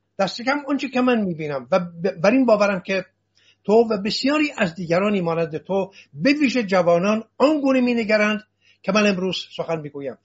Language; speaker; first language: Persian; non-native, local second language; Assyrian Neo-Aramaic